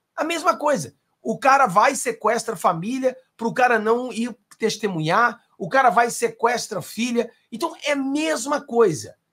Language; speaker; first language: Portuguese; non-native, fluent; Spanish